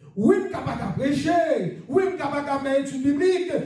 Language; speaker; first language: French; non-native, learner; English